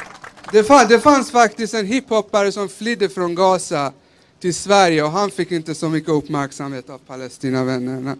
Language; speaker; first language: Swedish; early bilingual, other home language; Persian